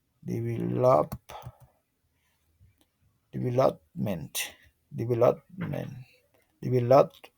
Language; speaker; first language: English; non-native, learner; Spanish